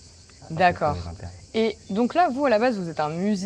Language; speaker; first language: French; native; French